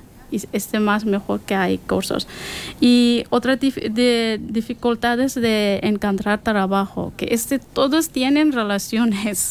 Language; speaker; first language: Spanish; non-native, learner; Persian